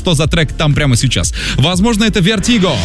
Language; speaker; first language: Russian; native; Russian